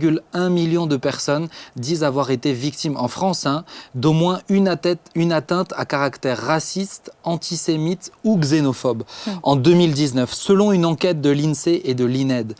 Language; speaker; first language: French; native; French